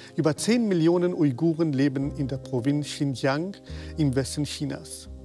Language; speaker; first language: German; native; German